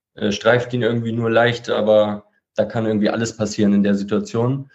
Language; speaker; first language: German; native; German